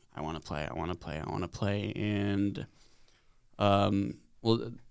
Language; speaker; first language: English; non-native, fluent; Swedish